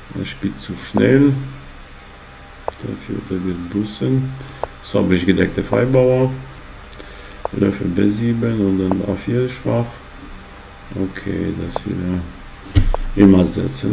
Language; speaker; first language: German; non-native, fluent; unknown